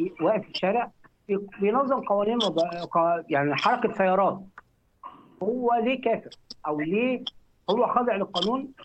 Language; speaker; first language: Arabic; native; Arabic